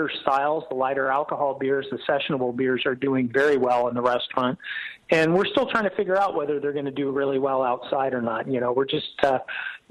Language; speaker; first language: English; native; English